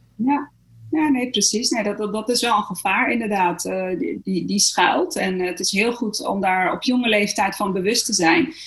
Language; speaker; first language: Dutch; early bilingual, other home language; Arabic